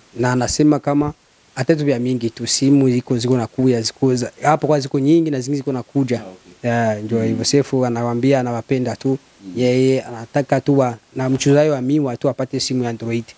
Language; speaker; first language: Swahili; native; Swahili